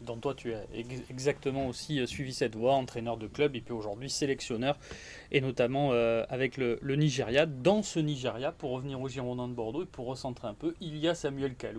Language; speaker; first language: French; native; French